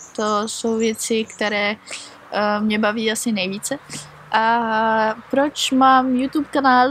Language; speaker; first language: Czech; early bilingual, heritage; Czech